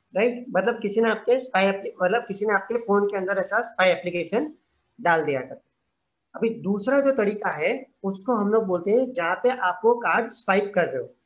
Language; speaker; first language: Hindi; non-native, local second language; Gujarati